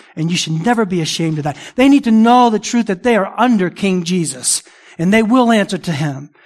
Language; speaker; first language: English; early bilingual, other home language; Italian